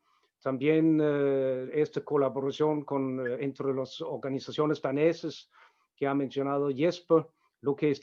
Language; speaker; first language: Spanish; non-native, fluent; Danish